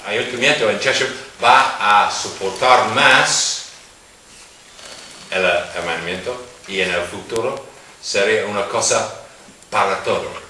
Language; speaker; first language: Spanish; non-native, learner; English